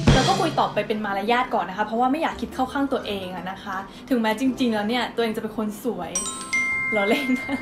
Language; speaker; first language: Thai; native; Thai